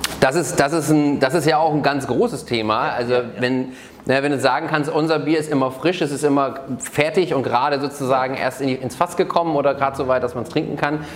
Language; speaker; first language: German; native; German